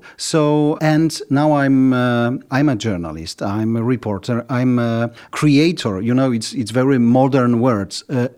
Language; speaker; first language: English; non-native, fluent; Polish